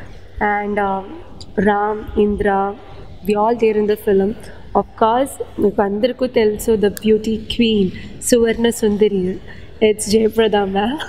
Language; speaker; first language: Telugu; non-native, local second language; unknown